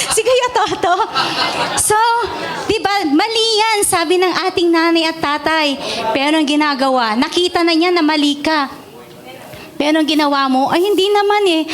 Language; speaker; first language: Filipino; non-native, local second language; Iloko